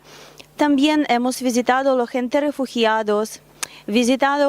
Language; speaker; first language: Spanish; non-native, learner; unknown